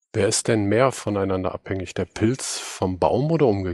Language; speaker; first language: German; native; German